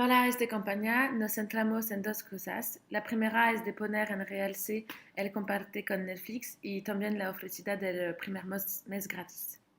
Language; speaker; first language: Spanish; non-native, learner; French